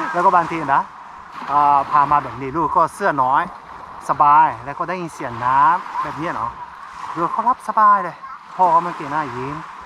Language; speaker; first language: Thai; native; Thai